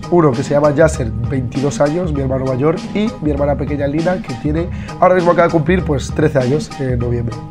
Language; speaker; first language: Spanish; early bilingual, other home language; Arabic